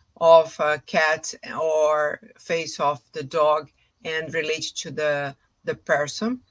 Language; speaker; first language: English; non-native, fluent; Portuguese